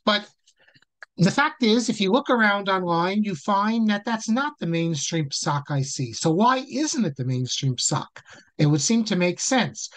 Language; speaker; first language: English; native; English